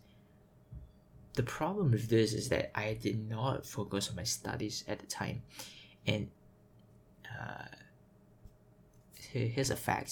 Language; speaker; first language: English; native; English